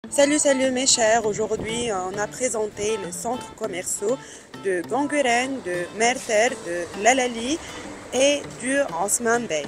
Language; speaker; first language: French; non-native, learner; Turkish